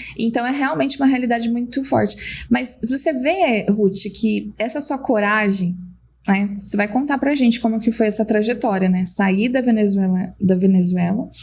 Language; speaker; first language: Portuguese; native; Portuguese